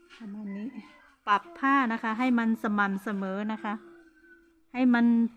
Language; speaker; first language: Thai; non-native, local second language; Hmong